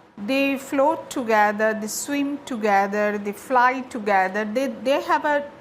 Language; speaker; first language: English; non-native, local second language; Bangla